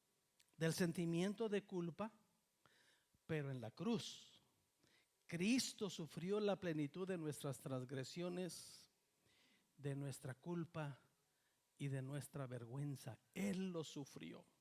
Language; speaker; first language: Spanish; native; Spanish